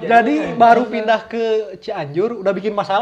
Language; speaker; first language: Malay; non-native, local second language; Sundanese